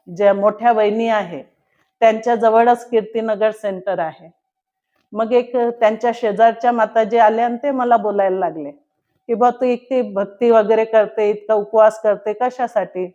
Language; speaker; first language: Marathi; non-native, local second language; Marwari